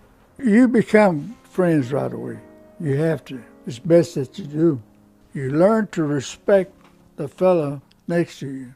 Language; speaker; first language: English; non-native, local second language; Spanish